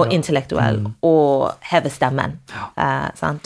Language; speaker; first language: Norwegian; non-native, fluent; English